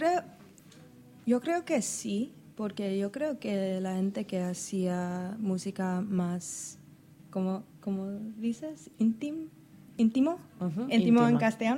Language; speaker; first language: Spanish; non-native, learner; English